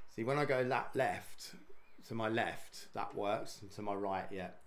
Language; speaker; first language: English; native; English